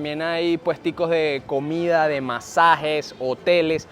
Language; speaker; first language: Spanish; native; Spanish